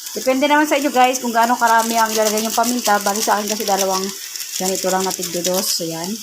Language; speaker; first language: Filipino; non-native, local second language; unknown